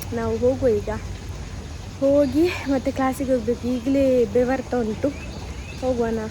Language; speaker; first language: Kannada; non-native, local second language; Tulu